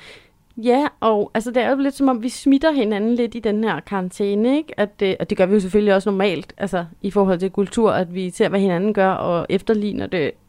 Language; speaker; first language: Danish; native; Danish